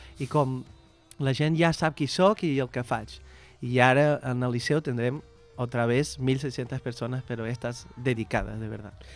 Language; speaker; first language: Catalan; non-native, fluent; Portuguese